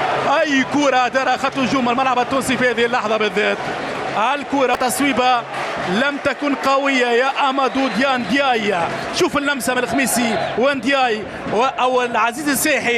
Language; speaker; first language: Arabic; native; Arabic